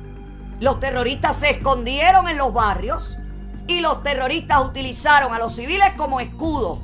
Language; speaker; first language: Spanish; native; Spanish